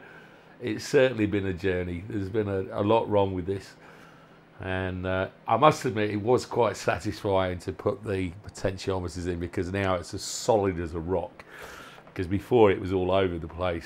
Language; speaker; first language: English; native; English